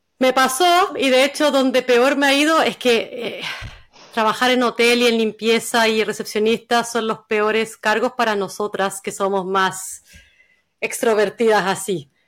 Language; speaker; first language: Spanish; native; Spanish